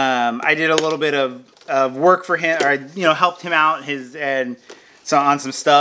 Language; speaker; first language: English; native; English